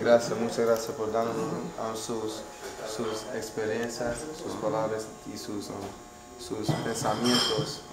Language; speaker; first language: Spanish; non-native, learner; English